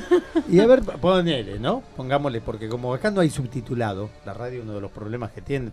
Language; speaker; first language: Spanish; native; Spanish